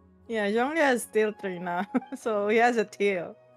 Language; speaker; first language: English; non-native, local second language; Filipino